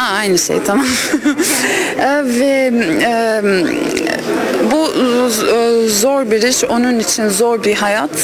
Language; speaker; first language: Turkish; non-native, learner; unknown